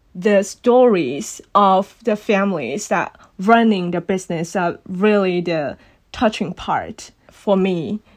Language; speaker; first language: English; non-native, fluent; Cantonese